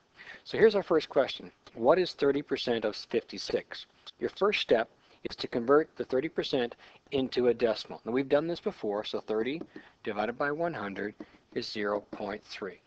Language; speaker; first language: English; native; English